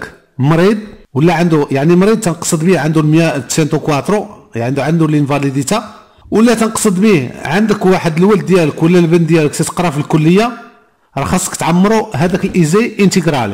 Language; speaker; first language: Arabic; native; Arabic